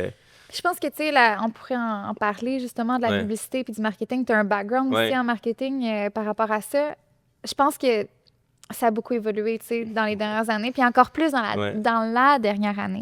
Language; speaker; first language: French; native; French